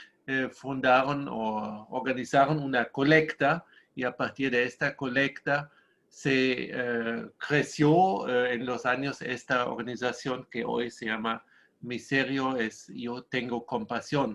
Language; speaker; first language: Spanish; non-native, fluent; German